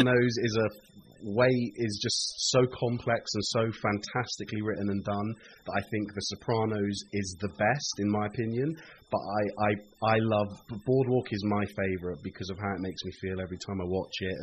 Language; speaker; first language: English; native; English